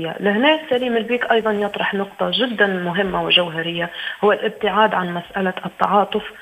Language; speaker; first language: Arabic; native; Arabic